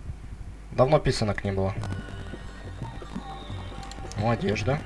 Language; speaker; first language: Russian; native; Russian